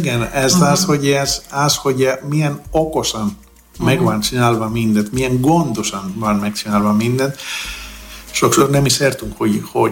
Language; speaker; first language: Hungarian; non-native, learner; Greek